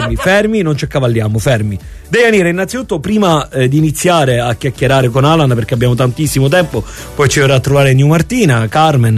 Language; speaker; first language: Italian; native; Italian